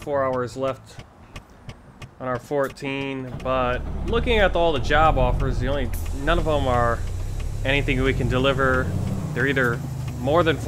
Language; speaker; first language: English; native; English